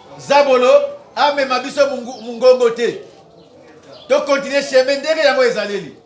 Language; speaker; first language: Lingala; non-native, local second language; Kongo